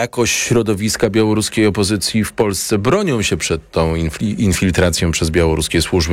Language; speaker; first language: Polish; native; Polish